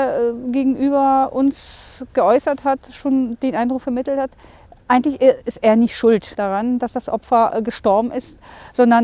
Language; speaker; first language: German; native; German